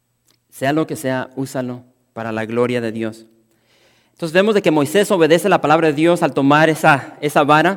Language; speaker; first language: Spanish; native; Spanish